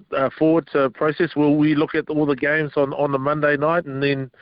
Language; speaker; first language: English; native; English